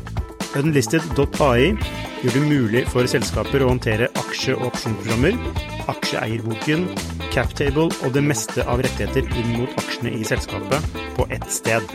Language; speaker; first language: Norwegian; native; Norwegian